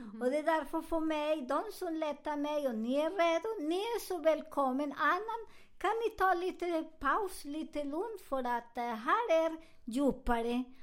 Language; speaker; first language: Swedish; non-native, learner; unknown